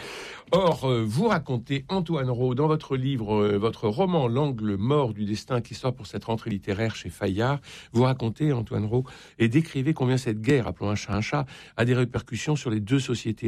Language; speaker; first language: French; native; French